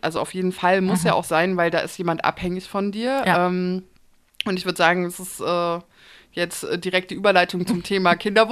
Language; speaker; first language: German; native; German